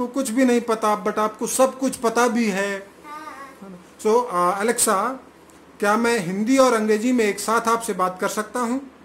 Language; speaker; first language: Hindi; native; Hindi